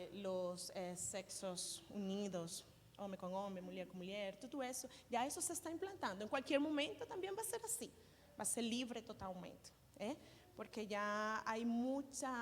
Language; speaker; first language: Portuguese; non-native, learner; Spanish